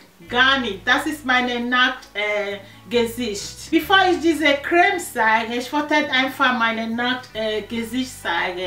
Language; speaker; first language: German; non-native, learner; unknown